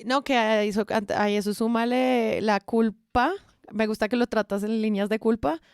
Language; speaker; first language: Spanish; native; Spanish